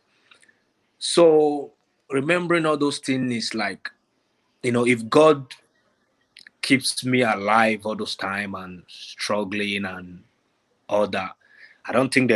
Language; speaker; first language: English; non-native, local second language; Yoruba